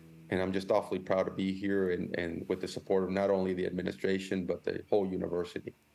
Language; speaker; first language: English; early bilingual, other home language; Spanish